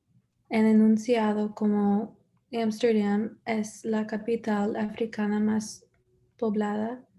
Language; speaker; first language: Spanish; non-native, learner; English